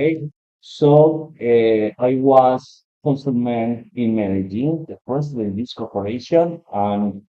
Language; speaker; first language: English; non-native, learner; Spanish